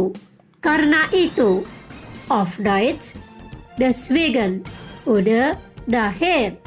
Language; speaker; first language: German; non-native, fluent; Indonesian